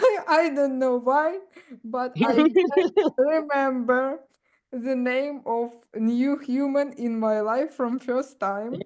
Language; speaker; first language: English; non-native, learner; Ukrainian